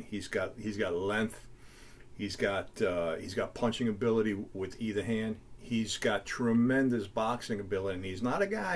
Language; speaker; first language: English; native; English